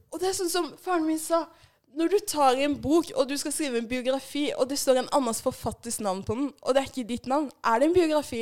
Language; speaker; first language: Norwegian; early bilingual, other home language; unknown